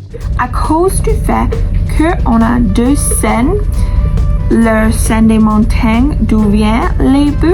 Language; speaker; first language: French; non-native, fluent; English